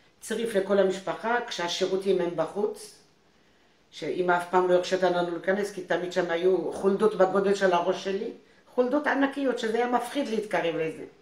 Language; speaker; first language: Hebrew; non-native, fluent; French